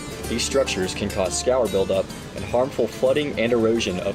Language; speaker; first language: English; native; English